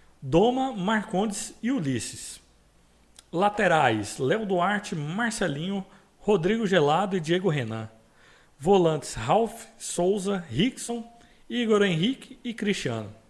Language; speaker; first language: Portuguese; native; Portuguese